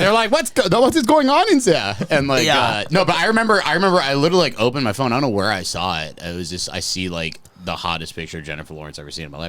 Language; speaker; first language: English; native; English